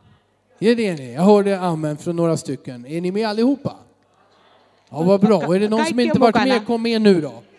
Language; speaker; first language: Swedish; native; Swedish